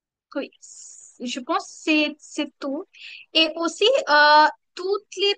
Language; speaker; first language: French; non-native, learner; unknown